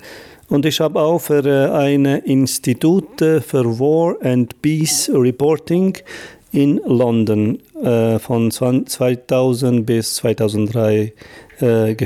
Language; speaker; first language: German; non-native, fluent; Albanian